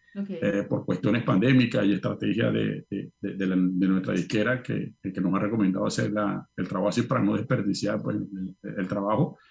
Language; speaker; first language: Spanish; native; Spanish